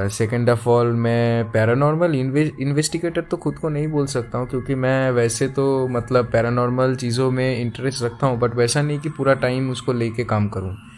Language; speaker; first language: Hindi; non-native, local second language; Bangla